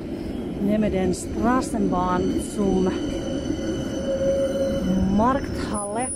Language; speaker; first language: German; non-native, fluent; Finnish